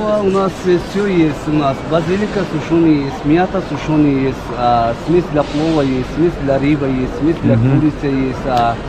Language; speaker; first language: Russian; non-native, local second language; Tajik